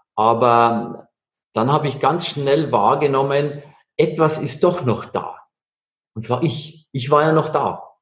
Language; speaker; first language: German; native; German